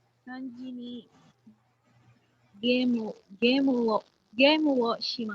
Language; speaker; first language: Japanese; non-native, learner; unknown